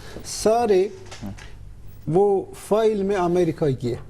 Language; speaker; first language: Hindi; non-native, learner; Turkish